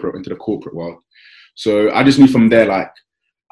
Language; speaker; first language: English; native; English